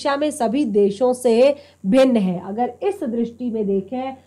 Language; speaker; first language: Hindi; native; Hindi